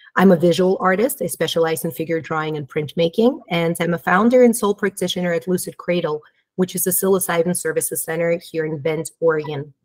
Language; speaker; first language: English; early bilingual, other home language; Romanian